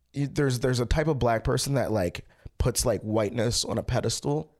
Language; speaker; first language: English; native; English